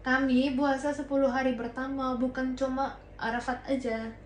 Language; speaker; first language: Indonesian; non-native, fluent; Arabic